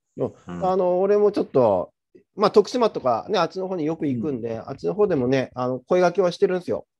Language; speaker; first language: Japanese; native; Japanese